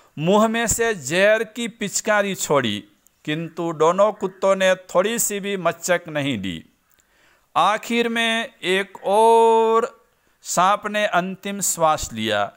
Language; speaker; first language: Hindi; non-native, local second language; Gujarati